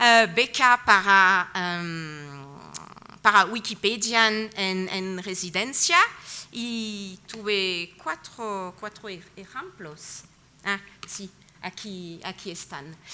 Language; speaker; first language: Spanish; non-native, fluent; French